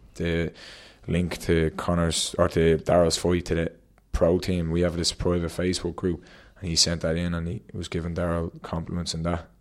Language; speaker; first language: English; native; English